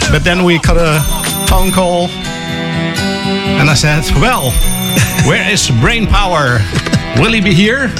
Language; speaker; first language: English; non-native, fluent; Dutch